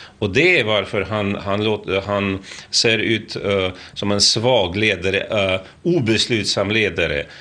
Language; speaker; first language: Swedish; non-native, fluent; Russian